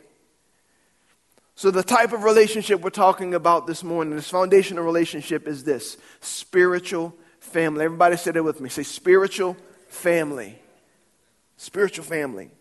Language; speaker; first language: English; native; English